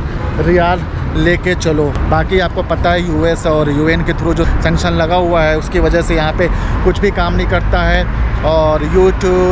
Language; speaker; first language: Hindi; native; Hindi